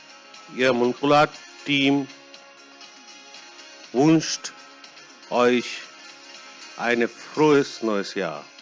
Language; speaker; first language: German; non-native, fluent; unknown